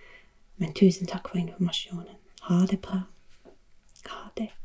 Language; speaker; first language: Norwegian; non-native, learner; German